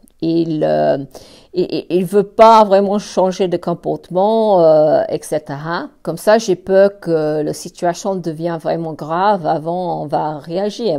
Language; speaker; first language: French; non-native, fluent; English